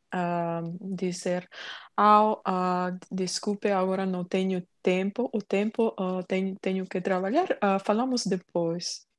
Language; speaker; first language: Portuguese; non-native, learner; Ukrainian